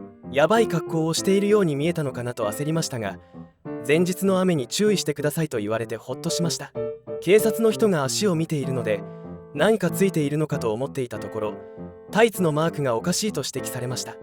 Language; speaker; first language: Japanese; native; Japanese